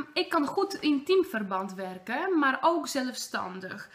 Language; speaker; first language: Dutch; non-native, fluent; Polish